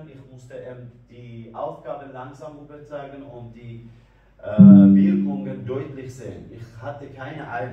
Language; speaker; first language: German; non-native, learner; Kurdish